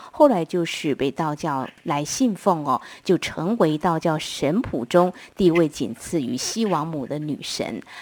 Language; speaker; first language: Chinese; non-native, local second language; Min Nan Chinese